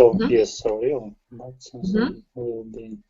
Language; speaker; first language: English; non-native, learner; Russian